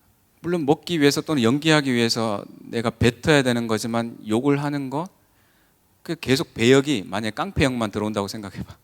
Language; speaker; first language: Korean; native; Korean